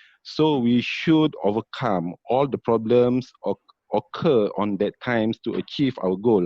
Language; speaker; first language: English; non-native, learner; Malay